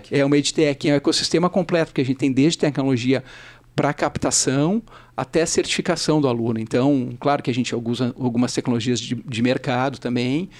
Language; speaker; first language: Portuguese; native; Portuguese